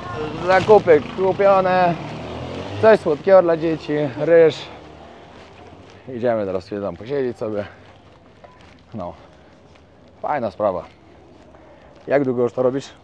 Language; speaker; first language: Polish; native; Polish